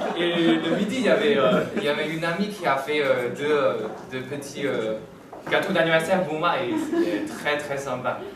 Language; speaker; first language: French; non-native, fluent; Chinese